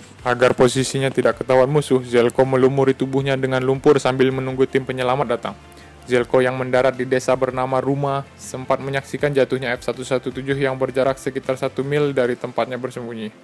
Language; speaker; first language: Indonesian; native; Indonesian